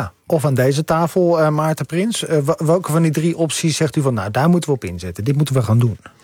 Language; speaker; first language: Dutch; native; Dutch